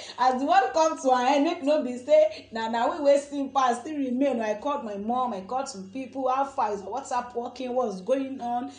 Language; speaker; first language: Nigerian Pidgin; non-native, local second language; Yoruba